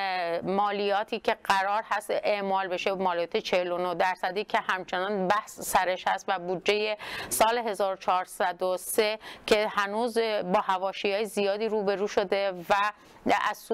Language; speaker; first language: Persian; non-native, local second language; Kurdish